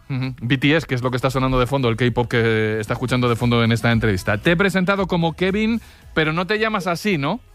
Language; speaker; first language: Spanish; native; Spanish